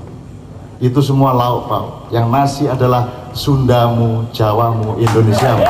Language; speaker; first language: Indonesian; non-native, local second language; Javanese